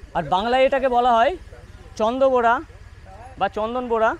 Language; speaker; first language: Hindi; non-native, local second language; Bangla